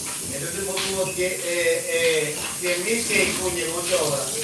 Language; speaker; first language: Spanish; native; Spanish